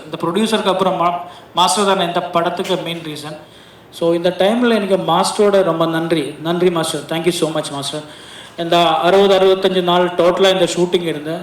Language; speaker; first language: Tamil; non-native, learner; Malayalam